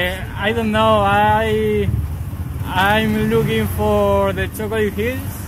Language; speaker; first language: English; non-native, learner; Spanish